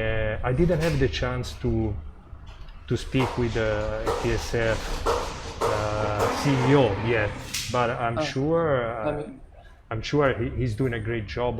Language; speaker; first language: English; non-native, fluent; Italian